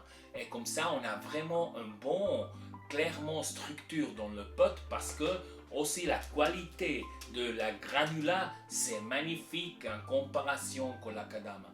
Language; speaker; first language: French; non-native, local second language; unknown